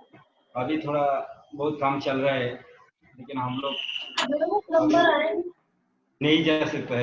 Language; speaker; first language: Hindi; non-native, local second language; Bangla